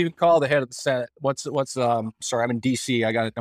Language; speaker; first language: English; native; English